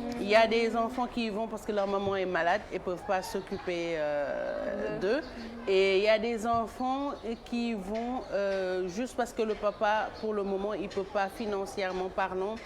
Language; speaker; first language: French; non-native, local second language; Wolof